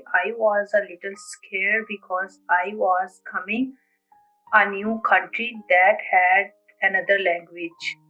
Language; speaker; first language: English; non-native, learner; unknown